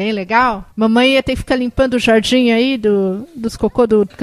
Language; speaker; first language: Portuguese; native; Portuguese